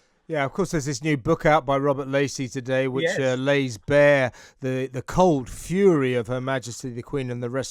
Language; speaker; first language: English; native; English